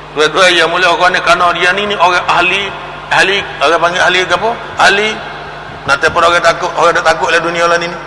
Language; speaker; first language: Malay; native; Malay